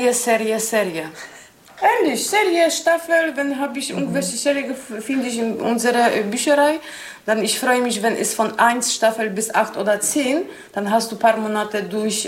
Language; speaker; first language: German; non-native, learner; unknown